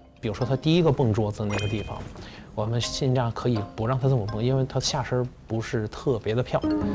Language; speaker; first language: Chinese; native; Chinese